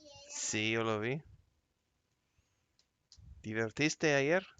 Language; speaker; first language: Spanish; non-native, learner; English